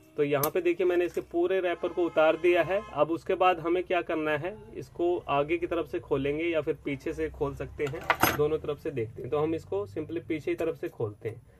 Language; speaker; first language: Hindi; native; Hindi